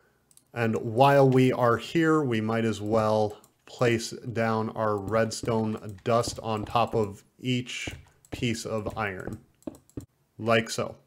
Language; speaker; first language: English; native; English